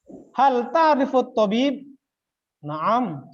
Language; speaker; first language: Arabic; non-native, fluent; Indonesian